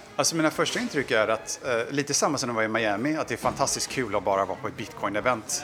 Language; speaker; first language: Swedish; native; Swedish